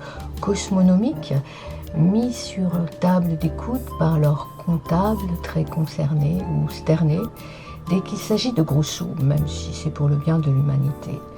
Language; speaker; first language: French; native; French